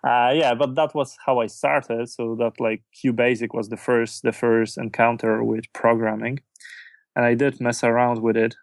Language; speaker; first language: English; non-native, fluent; Polish